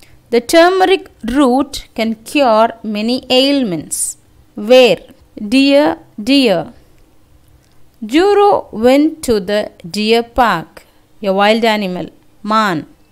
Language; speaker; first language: English; non-native, local second language; Tamil